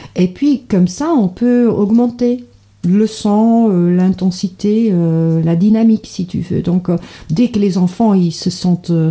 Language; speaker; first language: French; non-native, fluent; Dutch